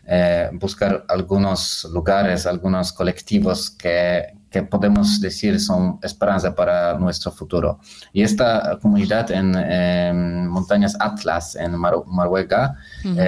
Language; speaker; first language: Spanish; non-native, fluent; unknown